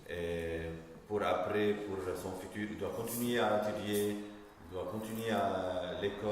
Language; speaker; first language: French; non-native, local second language; Arabic